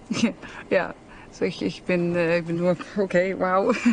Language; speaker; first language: German; non-native, learner; Dutch